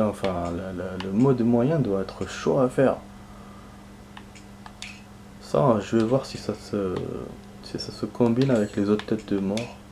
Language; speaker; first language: French; native; French